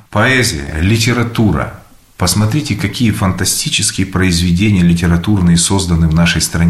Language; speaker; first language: Russian; native; Russian